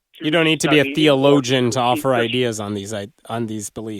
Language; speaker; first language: English; native; English